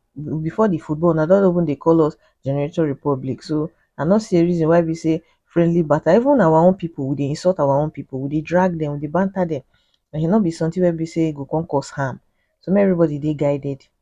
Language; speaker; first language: Nigerian Pidgin; native; Nigerian Pidgin